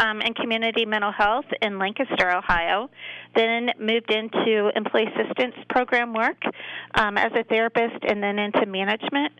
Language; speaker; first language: English; native; English